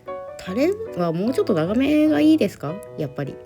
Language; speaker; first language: Japanese; native; Japanese